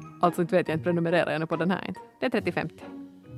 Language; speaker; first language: Swedish; native; Swedish